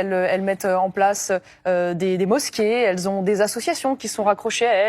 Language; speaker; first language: French; native; French